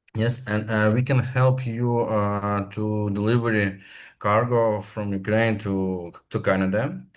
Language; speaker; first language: English; non-native, learner; Ukrainian